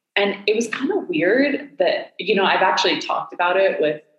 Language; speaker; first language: English; native; English